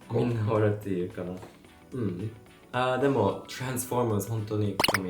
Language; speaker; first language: Japanese; non-native, learner; English